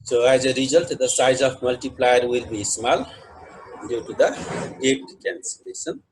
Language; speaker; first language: English; non-native, local second language; Nepali